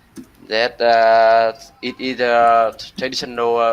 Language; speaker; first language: English; non-native, learner; Vietnamese